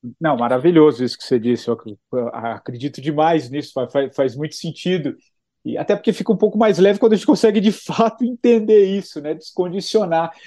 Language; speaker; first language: Portuguese; native; Portuguese